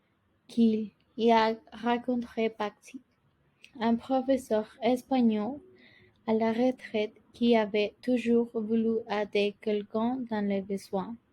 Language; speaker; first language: French; non-native, learner; Spanish